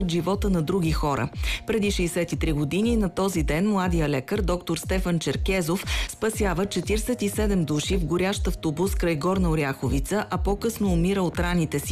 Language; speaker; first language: Bulgarian; native; Bulgarian